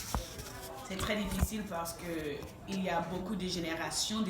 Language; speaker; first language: French; non-native, fluent; English